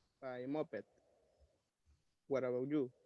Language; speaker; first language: English; non-native, learner; Spanish